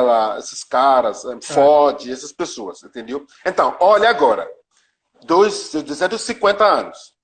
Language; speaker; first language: Portuguese; non-native, learner; Yoruba